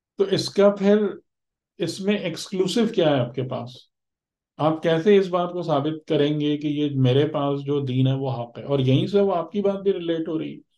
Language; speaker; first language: Urdu; native; Urdu